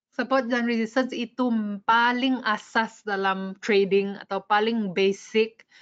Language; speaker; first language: Malay; non-native, local second language; English